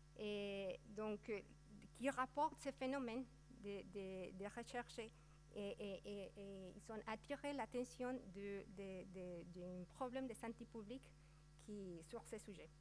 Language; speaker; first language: French; non-native, fluent; Spanish